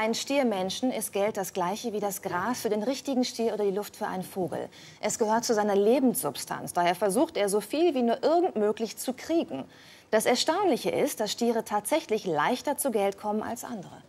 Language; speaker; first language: German; native; German